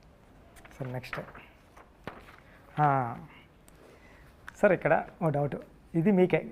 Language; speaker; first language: Telugu; native; Telugu